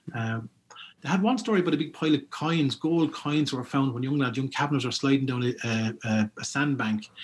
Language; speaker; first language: English; native; English